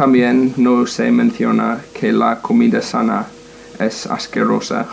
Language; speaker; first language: Spanish; non-native, learner; English